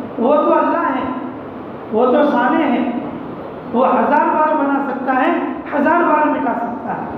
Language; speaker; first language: Urdu; native; Urdu